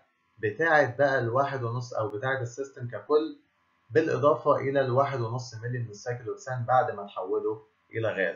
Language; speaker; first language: Arabic; native; Arabic